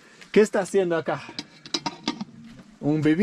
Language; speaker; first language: Spanish; non-native, learner; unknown